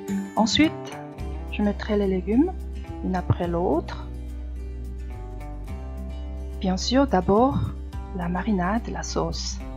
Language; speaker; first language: French; non-native, fluent; Korean